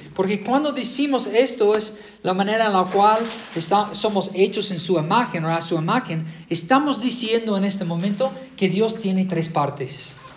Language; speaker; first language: Spanish; non-native, fluent; English